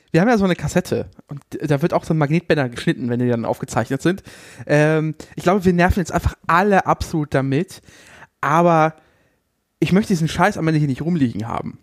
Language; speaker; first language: German; native; German